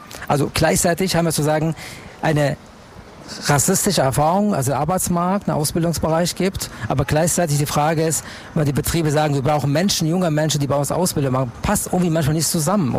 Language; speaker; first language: German; non-native, fluent; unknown